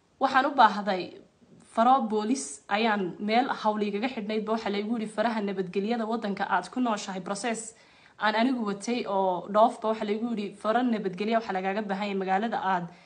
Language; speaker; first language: Somali; native; Somali